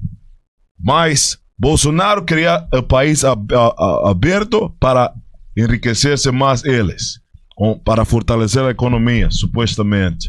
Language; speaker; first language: Portuguese; non-native, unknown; Spanish